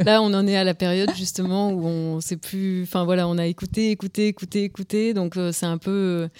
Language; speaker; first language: French; native; French